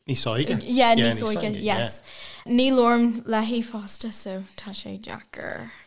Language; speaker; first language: Irish; non-native, local second language; Portuguese